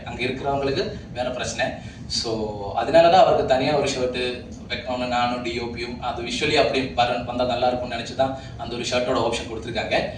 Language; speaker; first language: Tamil; non-native, fluent; Malayalam